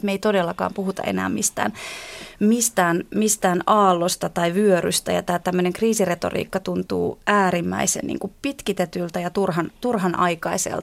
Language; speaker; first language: Finnish; native; Finnish